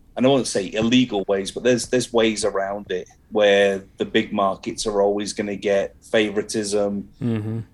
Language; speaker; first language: English; native; English